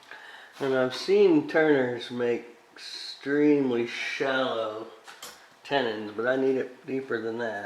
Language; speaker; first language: English; native; English